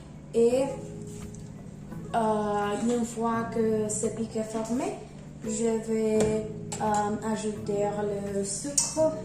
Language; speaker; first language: French; non-native, learner; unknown